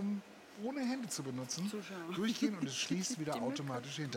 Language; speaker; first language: German; native; German